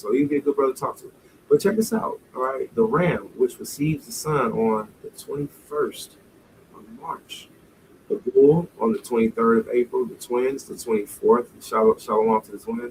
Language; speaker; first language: English; native; English